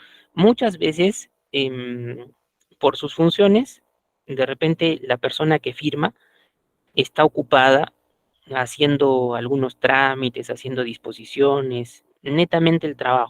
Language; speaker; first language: Spanish; native; Spanish